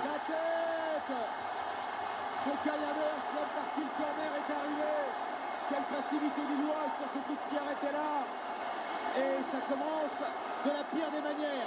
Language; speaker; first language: French; native; French